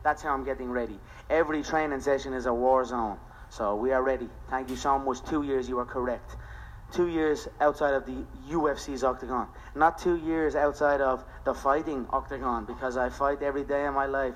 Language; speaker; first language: English; non-native, local second language; Irish